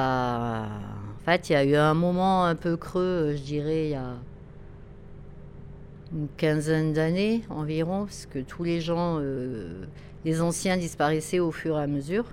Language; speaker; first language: French; native; French